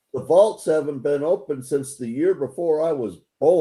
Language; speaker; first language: English; native; English